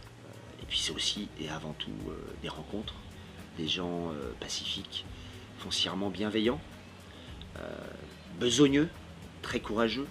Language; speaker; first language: French; native; French